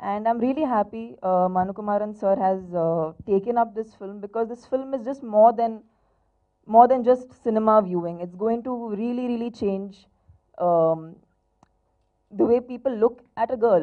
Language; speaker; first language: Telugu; non-native, fluent; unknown